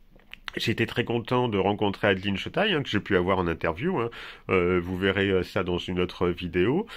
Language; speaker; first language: French; native; French